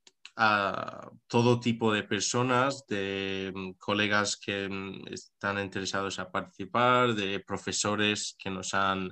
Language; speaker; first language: Spanish; non-native, local second language; Arabic